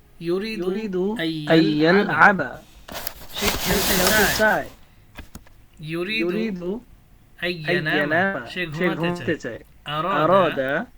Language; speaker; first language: Arabic; non-native, fluent; Bangla